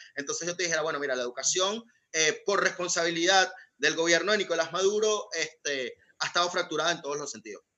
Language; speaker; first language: Spanish; native; Spanish